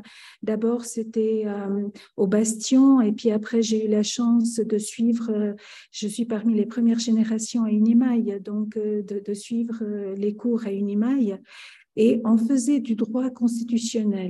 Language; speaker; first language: French; non-native, fluent; Albanian